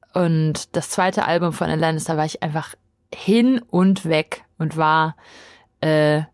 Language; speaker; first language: German; native; German